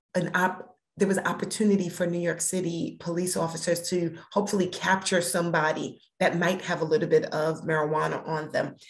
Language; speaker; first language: English; native; English